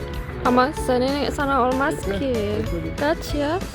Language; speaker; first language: Turkish; non-native, learner; Indonesian